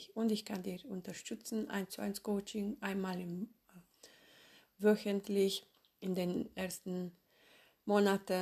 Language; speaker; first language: German; non-native, fluent; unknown